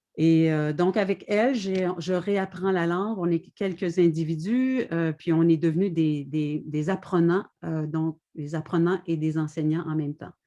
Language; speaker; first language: French; native; French